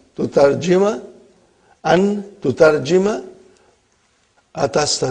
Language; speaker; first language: Arabic; non-native, fluent; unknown